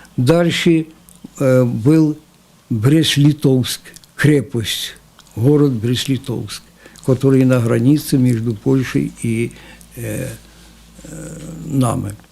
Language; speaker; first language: Russian; non-native, local second language; Ukrainian